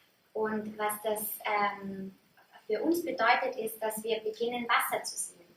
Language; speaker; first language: German; native; German